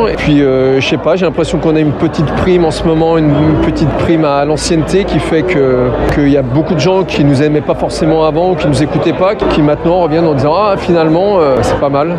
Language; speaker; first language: French; native; French